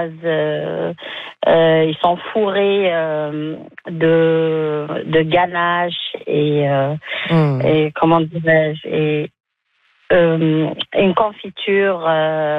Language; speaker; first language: French; non-native, local second language; Arabic